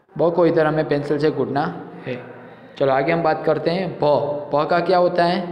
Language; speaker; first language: Hindi; non-native, local second language; Gujarati